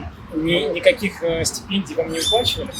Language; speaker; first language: Russian; native; Russian